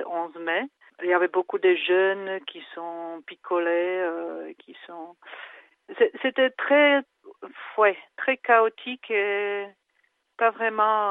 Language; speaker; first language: French; non-native, fluent; Czech